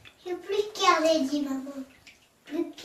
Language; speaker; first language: French; native; French